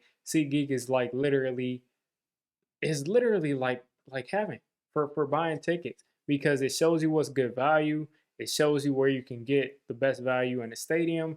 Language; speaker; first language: English; native; English